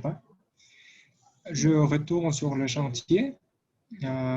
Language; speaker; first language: French; non-native, learner; Russian